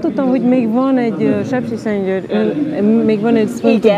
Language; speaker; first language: Hungarian; non-native, local second language; Romanian